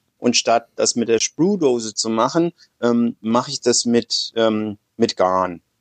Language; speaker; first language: German; non-native, fluent; English